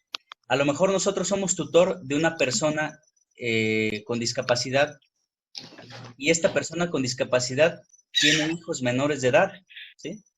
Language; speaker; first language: Spanish; native; Spanish